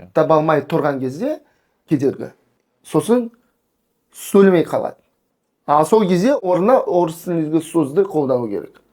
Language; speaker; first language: Kazakh; non-native, local second language; Russian